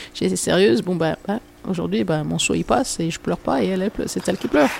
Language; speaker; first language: French; native; French